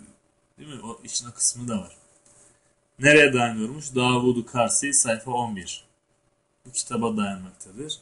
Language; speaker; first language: Turkish; native; Turkish